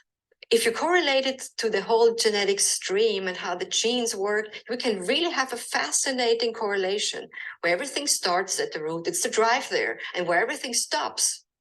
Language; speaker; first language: English; non-native, fluent; German